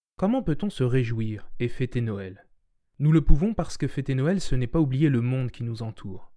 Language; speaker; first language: French; native; French